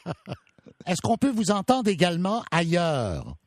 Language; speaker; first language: French; native; French